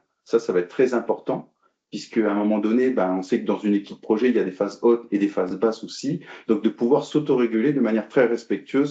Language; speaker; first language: French; native; French